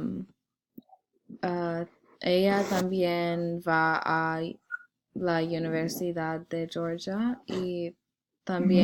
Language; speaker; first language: Spanish; non-native, learner; English